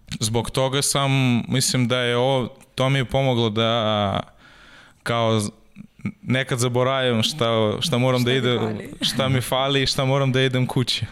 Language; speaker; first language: Serbian; non-native, learner; Russian